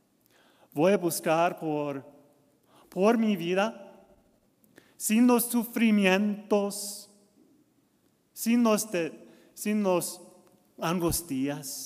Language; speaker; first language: Spanish; non-native, learner; English